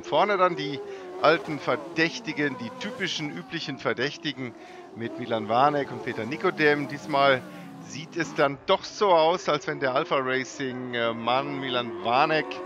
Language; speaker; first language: German; native; German